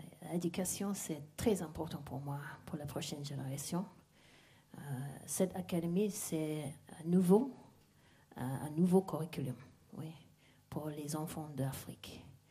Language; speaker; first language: French; non-native, learner; Mandingo